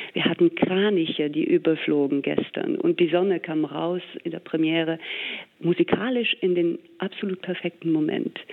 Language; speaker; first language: German; non-native, fluent; English